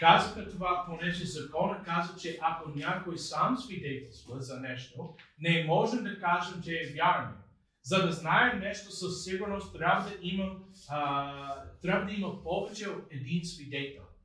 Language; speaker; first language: Bulgarian; non-native, fluent; English